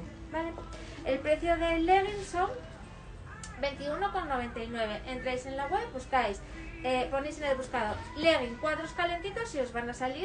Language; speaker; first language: Spanish; native; Spanish